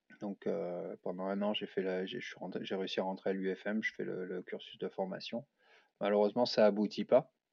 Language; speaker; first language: French; native; French